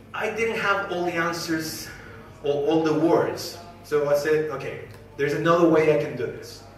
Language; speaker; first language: English; non-native, fluent; Spanish